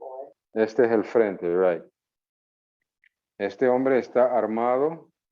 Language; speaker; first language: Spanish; non-native, fluent; English